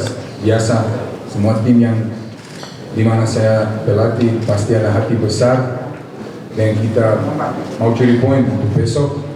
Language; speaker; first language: Indonesian; non-native, fluent; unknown